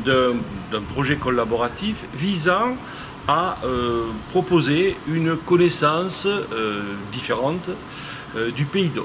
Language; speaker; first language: French; native; French